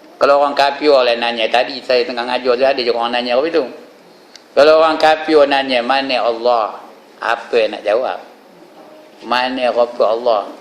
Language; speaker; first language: Malay; native; Malay